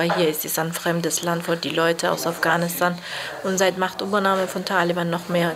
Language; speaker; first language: German; non-native, fluent; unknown